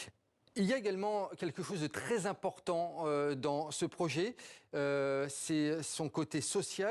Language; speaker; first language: French; native; French